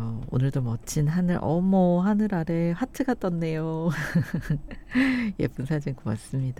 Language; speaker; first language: Korean; native; Korean